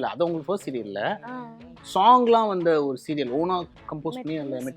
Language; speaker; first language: Tamil; native; Tamil